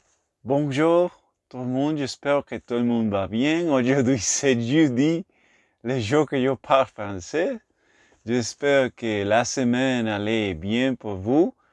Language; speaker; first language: French; non-native, learner; Spanish